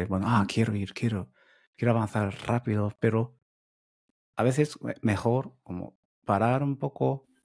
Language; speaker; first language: Spanish; non-native, fluent; Japanese